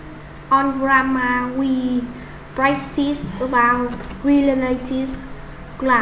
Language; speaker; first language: English; non-native, learner; Vietnamese